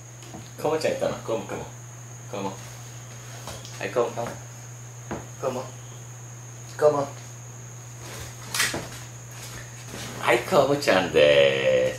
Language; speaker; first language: Japanese; native; Japanese